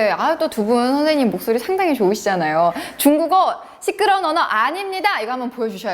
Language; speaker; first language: Korean; native; Korean